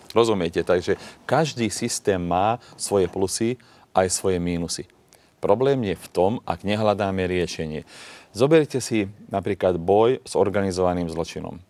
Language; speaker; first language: Slovak; non-native, local second language; Hungarian